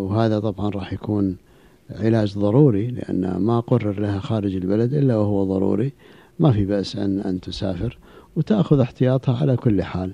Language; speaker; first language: Arabic; native; Arabic